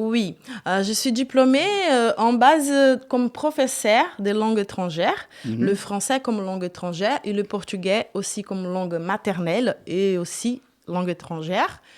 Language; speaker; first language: French; non-native, fluent; Portuguese